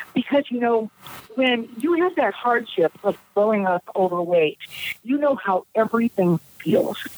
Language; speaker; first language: English; native; English